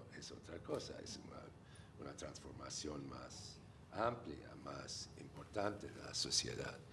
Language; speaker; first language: Spanish; non-native, fluent; English